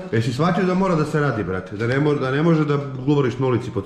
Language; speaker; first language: Serbian; native; Serbian